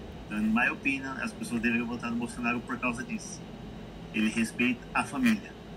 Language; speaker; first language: Portuguese; native; Portuguese